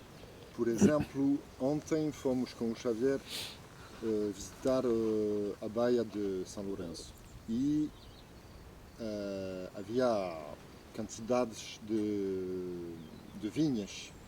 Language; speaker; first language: Portuguese; non-native, fluent; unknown